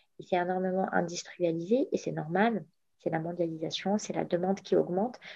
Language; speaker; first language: French; non-native, local second language; Arabic